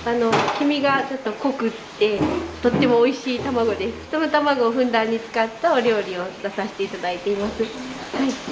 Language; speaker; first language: Japanese; native; Japanese